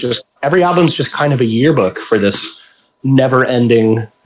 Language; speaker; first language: English; native; English